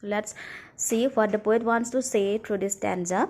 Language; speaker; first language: English; non-native, local second language; Assamese